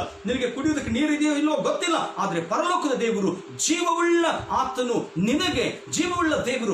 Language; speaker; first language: Kannada; native; Kannada